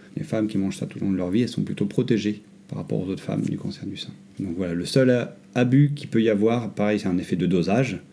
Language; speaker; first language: French; native; French